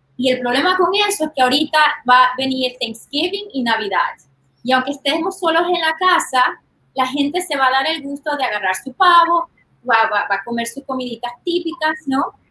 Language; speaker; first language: Spanish; early bilingual, heritage; Spanish